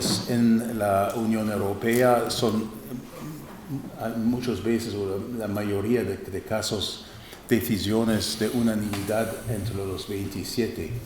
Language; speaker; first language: Spanish; non-native, fluent; German